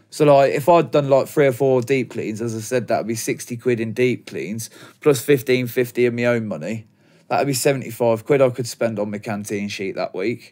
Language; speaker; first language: English; native; English